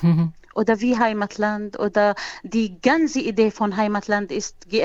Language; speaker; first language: German; non-native, learner; Arabic